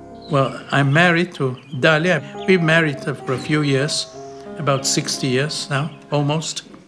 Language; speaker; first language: English; non-native, fluent; Bulgarian